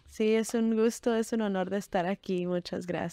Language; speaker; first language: Spanish; early bilingual, heritage; Spanish